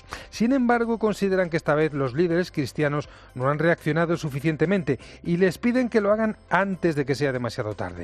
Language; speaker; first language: Spanish; native; Spanish